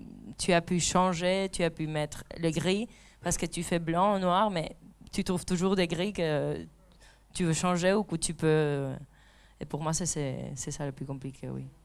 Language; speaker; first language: French; non-native, fluent; Spanish